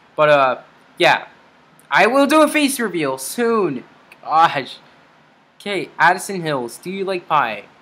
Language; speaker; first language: English; native; English